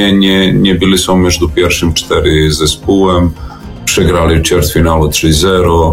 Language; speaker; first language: Polish; non-native, learner; Serbian